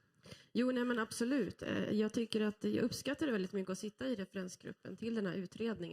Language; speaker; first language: Swedish; native; Swedish